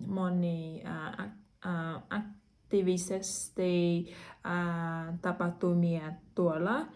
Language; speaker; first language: Finnish; non-native, learner; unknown